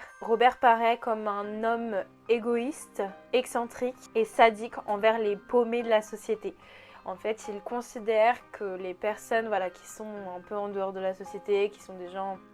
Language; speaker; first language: French; native; French